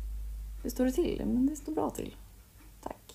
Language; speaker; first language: Swedish; early bilingual, other home language; Finnish